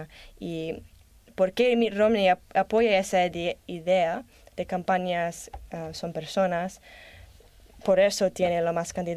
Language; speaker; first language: Spanish; non-native, learner; English